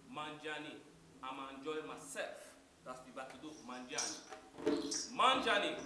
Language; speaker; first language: English; non-native, learner; French